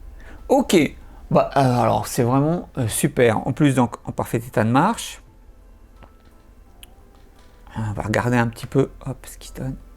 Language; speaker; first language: French; native; French